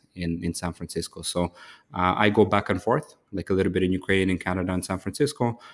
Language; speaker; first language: English; early bilingual, other home language; Ukrainian